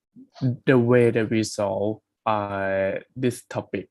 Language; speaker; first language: English; non-native, fluent; Thai